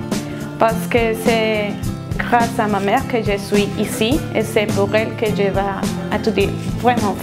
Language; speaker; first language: French; non-native, learner; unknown